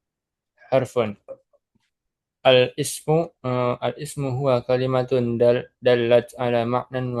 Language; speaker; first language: Arabic; non-native, learner; Indonesian